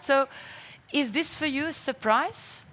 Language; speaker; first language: English; non-native, fluent; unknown